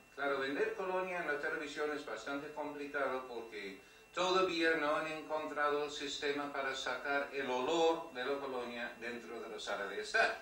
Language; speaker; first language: Spanish; non-native, fluent; English